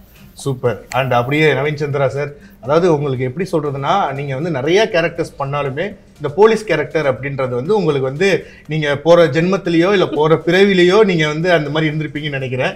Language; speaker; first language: Tamil; native; Tamil